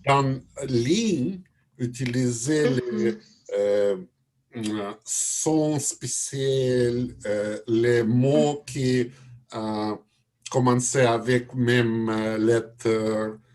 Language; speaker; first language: French; non-native, learner; Russian